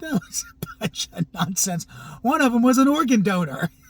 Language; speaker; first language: English; native; English